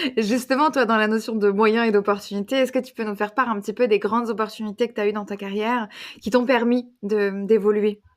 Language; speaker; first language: French; native; French